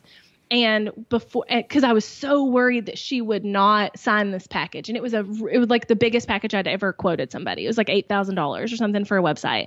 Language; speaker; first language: English; native; English